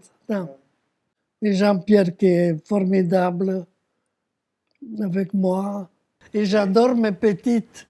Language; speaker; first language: French; non-native, fluent; Romanian